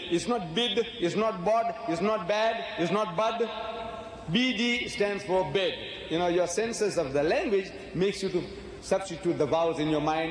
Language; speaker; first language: English; early bilingual, other home language; Gujarati